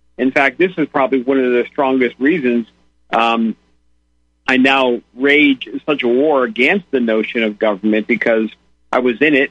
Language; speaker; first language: English; native; English